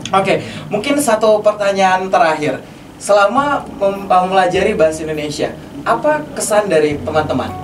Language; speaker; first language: Indonesian; native; Indonesian